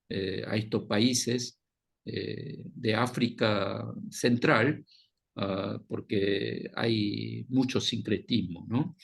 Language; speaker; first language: Spanish; non-native, fluent; Korean